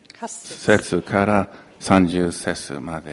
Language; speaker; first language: Japanese; non-native, fluent; English